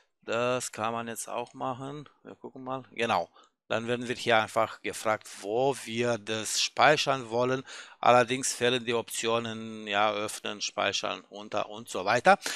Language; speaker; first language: German; native; German